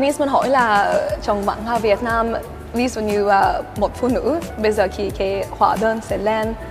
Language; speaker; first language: Vietnamese; early bilingual, heritage; Swedish